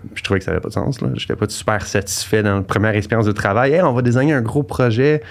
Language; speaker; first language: French; native; French